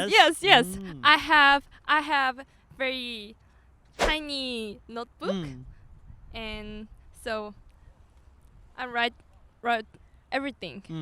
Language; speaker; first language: English; non-native, learner; Korean